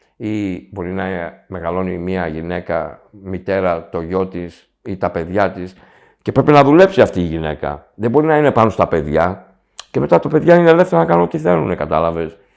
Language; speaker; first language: Greek; early bilingual, heritage; Greek